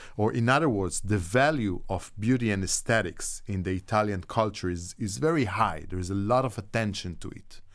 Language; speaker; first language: English; non-native, fluent; Hebrew